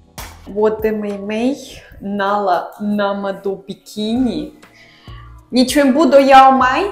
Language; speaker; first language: Chinese; non-native, fluent; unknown